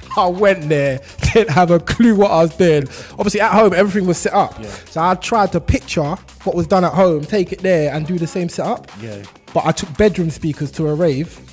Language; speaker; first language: English; native; English